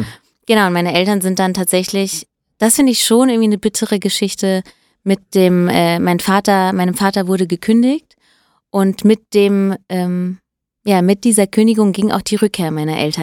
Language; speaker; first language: German; early bilingual, other home language; Italian